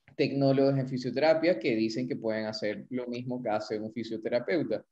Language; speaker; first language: Spanish; native; Spanish